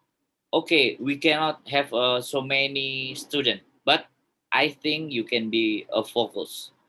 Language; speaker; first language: English; non-native, learner; Indonesian